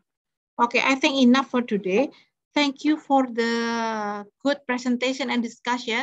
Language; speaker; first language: English; non-native, fluent; Indonesian